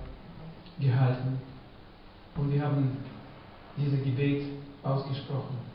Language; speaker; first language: German; non-native, fluent; Russian